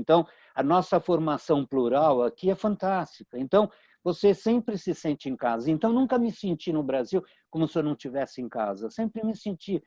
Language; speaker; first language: Portuguese; early bilingual, other home language; Italian